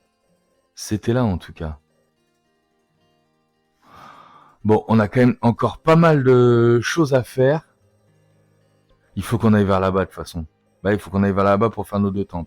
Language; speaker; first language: French; native; French